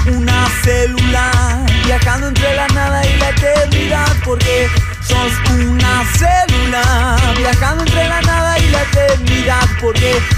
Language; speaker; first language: Spanish; native; Spanish